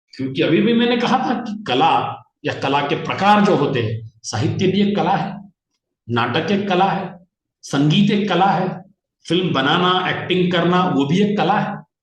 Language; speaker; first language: Hindi; non-native, local second language; Marathi